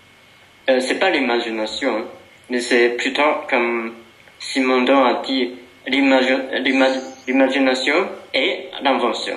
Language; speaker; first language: French; non-native, fluent; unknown